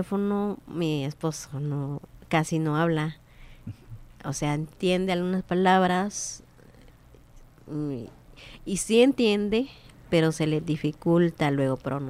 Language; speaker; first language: Spanish; non-native, local second language; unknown